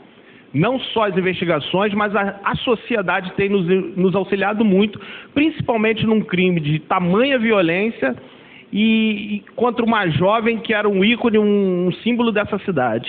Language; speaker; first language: Portuguese; native; Portuguese